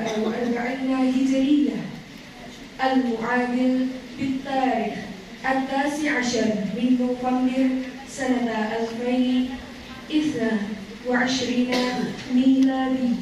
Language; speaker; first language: Arabic; non-native, learner; Indonesian